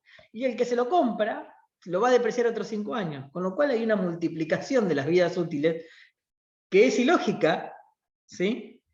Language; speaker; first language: Spanish; native; Spanish